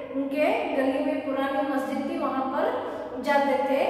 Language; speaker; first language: Hindi; non-native, local second language; Kannada